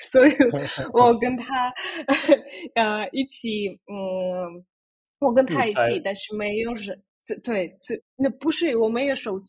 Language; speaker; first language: Chinese; non-native, fluent; Russian